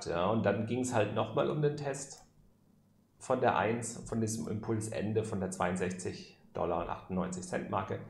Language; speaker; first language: German; native; German